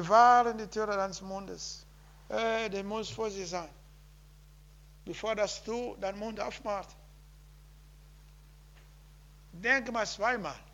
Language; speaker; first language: German; non-native, learner; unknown